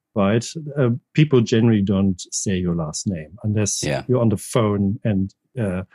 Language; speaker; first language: English; non-native, fluent; German